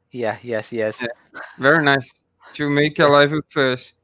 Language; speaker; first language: English; non-native, learner; Portuguese